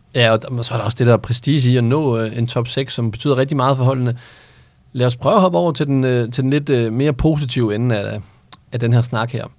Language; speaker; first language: Danish; native; Danish